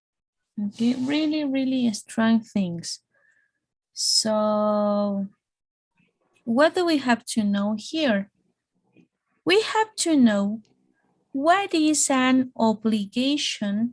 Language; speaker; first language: English; non-native, fluent; Spanish